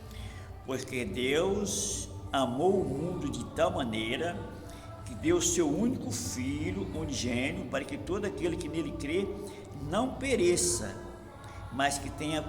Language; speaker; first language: Portuguese; native; Portuguese